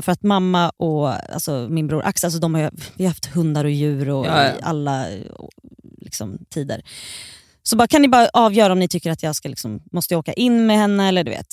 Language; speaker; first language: Swedish; native; Swedish